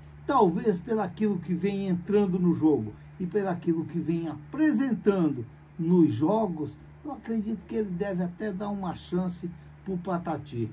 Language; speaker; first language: Portuguese; native; Portuguese